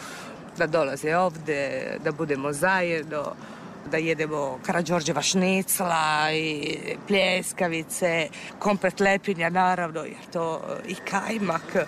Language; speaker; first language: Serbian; non-native, fluent; Italian